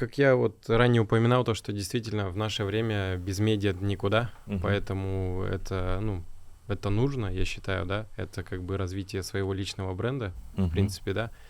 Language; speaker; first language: Russian; native; Russian